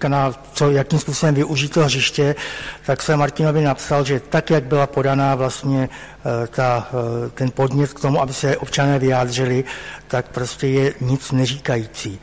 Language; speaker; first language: Czech; native; Czech